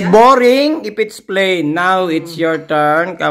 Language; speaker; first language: English; non-native, local second language; Filipino